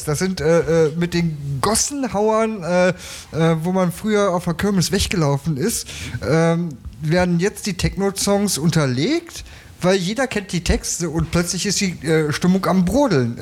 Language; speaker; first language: German; native; German